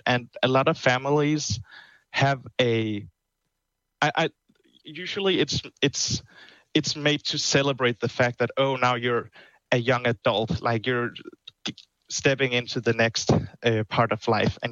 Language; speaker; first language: English; non-native, fluent; Danish